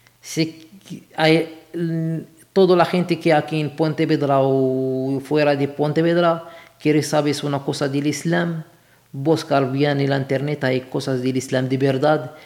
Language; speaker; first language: Spanish; non-native, learner; Arabic